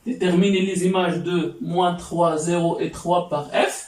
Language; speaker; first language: French; non-native, local second language; Arabic